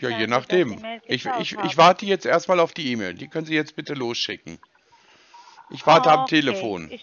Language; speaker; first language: German; native; German